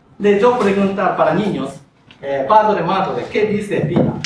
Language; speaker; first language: Spanish; non-native, learner; Japanese